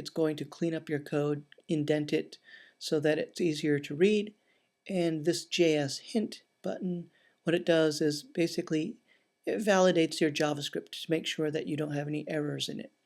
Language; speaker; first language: English; native; English